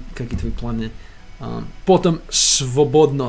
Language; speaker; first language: Russian; non-native, learner; English